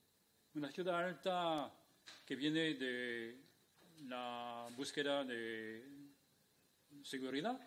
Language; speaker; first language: Spanish; non-native, fluent; French